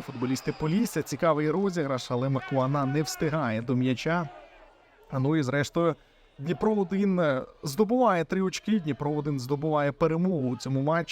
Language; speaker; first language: Ukrainian; native; Ukrainian